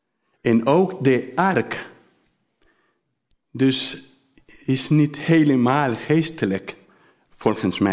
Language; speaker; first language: Dutch; non-native, learner; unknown